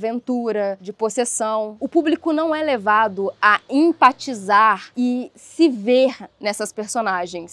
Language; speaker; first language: Portuguese; native; Portuguese